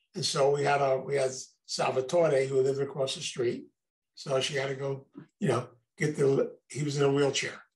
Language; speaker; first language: English; native; English